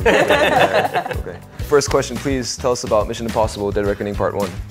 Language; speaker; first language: English; early bilingual, other home language; Korean